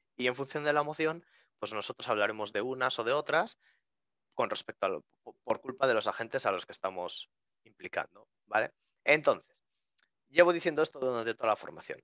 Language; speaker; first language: Spanish; native; Spanish